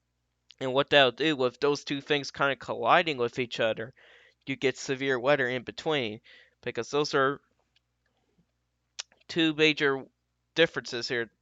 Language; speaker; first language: English; native; English